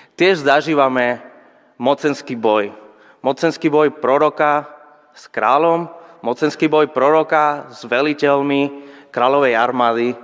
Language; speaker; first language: Slovak; non-native, fluent; Spanish